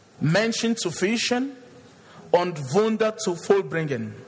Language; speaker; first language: German; non-native, fluent; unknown